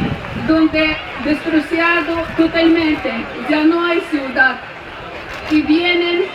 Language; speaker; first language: Spanish; non-native, fluent; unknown